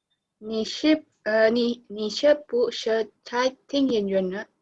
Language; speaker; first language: Chinese; non-native, learner; Indonesian